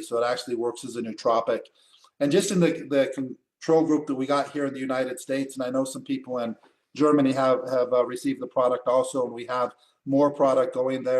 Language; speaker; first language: English; native; English